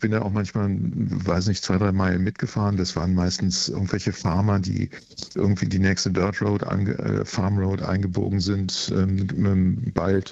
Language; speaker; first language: German; native; German